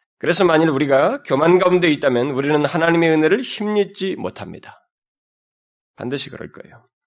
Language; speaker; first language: Korean; native; Korean